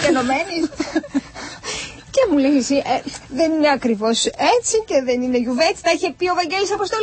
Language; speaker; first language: Greek; native; Greek